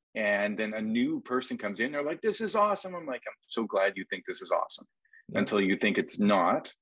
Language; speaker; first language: English; native; English